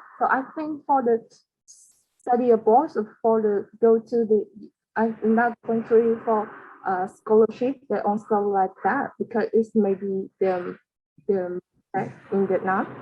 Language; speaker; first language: English; non-native, learner; Vietnamese